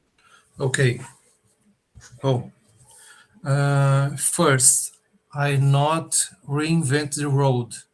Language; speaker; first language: English; non-native, learner; Portuguese